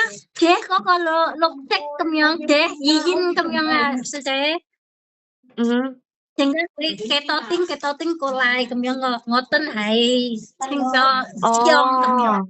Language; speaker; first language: Cantonese; non-native, learner; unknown